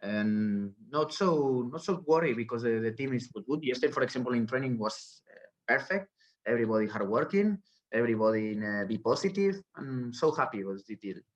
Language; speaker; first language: English; non-native, learner; Spanish